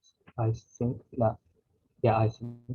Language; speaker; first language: English; non-native, learner; Japanese